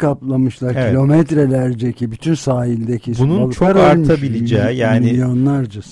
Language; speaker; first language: Turkish; native; Turkish